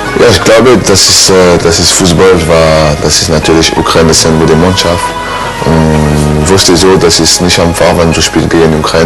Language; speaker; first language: German; non-native, learner; French